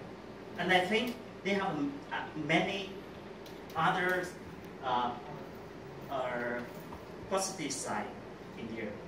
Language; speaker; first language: English; non-native, learner; Vietnamese